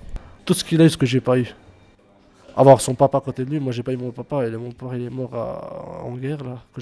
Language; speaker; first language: French; early bilingual, other home language; Bosnian